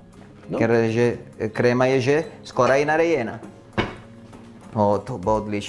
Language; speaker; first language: Slovenian; non-native, learner; Italian